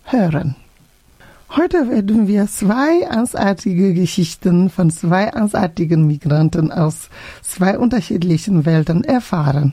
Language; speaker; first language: German; non-native, fluent; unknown